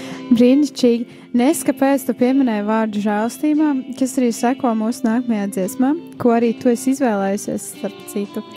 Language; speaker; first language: Latvian; native; Latvian